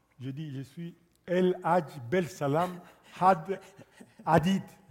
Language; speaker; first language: French; non-native, local second language; Lingala